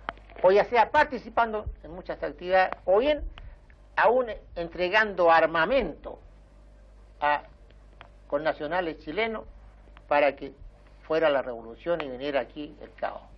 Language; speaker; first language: Spanish; native; Spanish